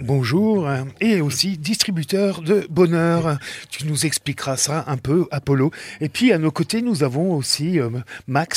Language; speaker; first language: French; native; French